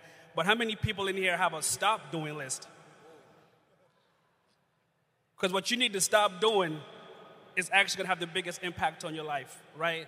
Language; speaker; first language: English; non-native, local second language; Ganda